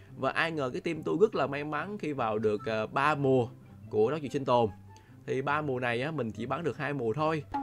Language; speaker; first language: Vietnamese; non-native, local second language; Chinese